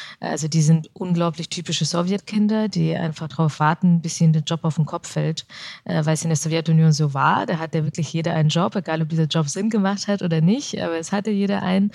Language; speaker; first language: German; early bilingual, other home language; Russian